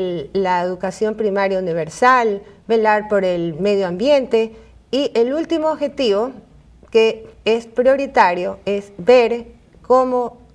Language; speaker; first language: Spanish; native; Spanish